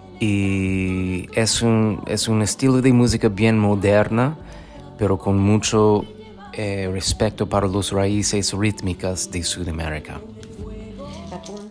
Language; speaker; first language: Spanish; non-native, fluent; English